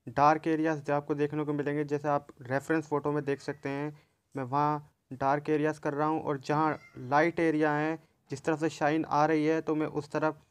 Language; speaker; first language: Hindi; native; Hindi